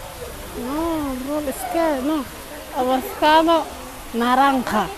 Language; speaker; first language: Spanish; non-native, learner; Somali